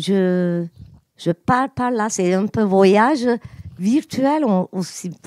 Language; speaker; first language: French; non-native, learner; Turkish